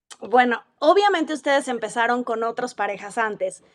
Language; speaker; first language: Spanish; native; Spanish